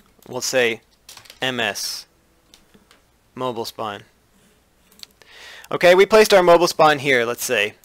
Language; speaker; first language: English; native; English